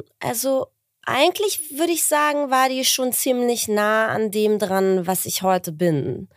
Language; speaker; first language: German; native; German